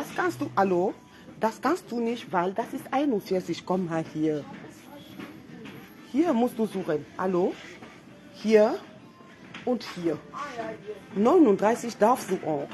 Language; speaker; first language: German; non-native, fluent; French